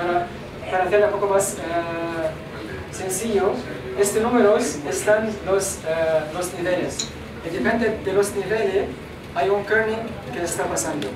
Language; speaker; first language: Spanish; non-native, learner; Arabic